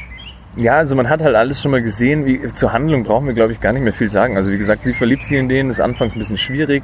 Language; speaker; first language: German; native; German